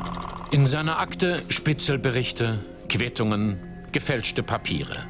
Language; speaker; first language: German; native; German